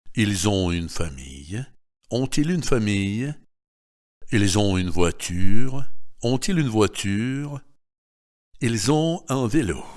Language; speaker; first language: French; non-native, fluent; Russian